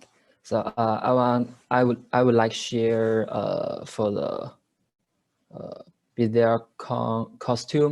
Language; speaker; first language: English; non-native, learner; Chinese